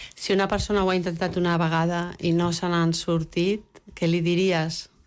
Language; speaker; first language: Catalan; native; Catalan